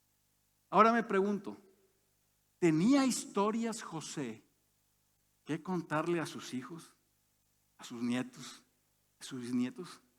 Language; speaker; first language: Spanish; native; Spanish